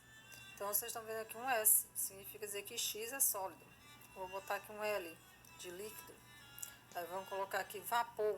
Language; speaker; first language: Portuguese; native; Portuguese